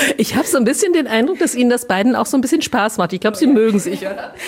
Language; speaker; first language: German; native; German